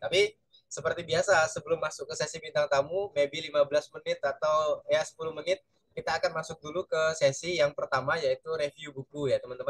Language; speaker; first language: Indonesian; native; Indonesian